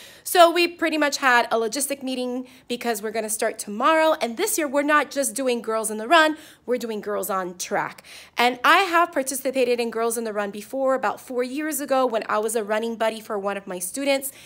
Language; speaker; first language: English; non-native, fluent; Spanish